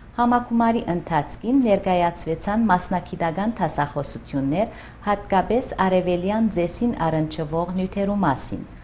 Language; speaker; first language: Armenian; early bilingual, heritage; Armenian